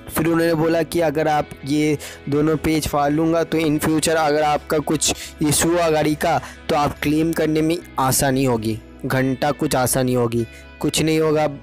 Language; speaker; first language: Hindi; non-native, local second language; Bangla